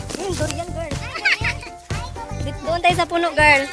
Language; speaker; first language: Filipino; non-native, local second language; Cebuano